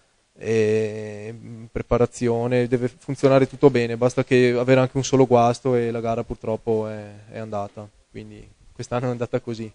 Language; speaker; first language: Italian; native; Italian